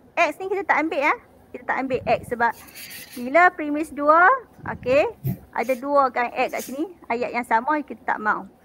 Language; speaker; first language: Malay; native; Malay